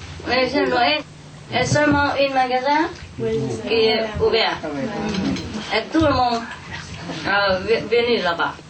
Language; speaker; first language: French; non-native, learner; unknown